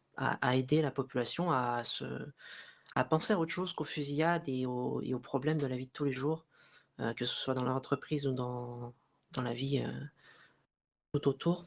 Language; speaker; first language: French; native; French